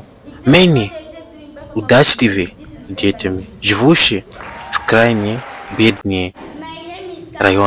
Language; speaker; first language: Russian; non-native, learner; Bemba